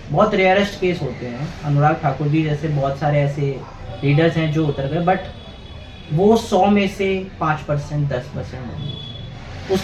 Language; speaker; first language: Hindi; native; Hindi